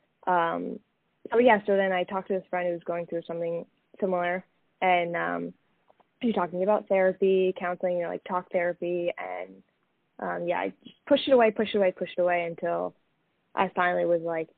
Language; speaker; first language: English; native; English